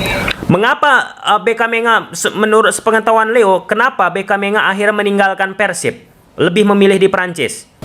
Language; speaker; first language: Indonesian; native; Indonesian